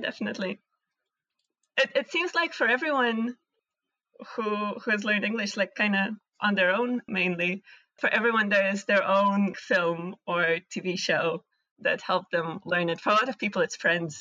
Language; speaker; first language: English; non-native, fluent; Russian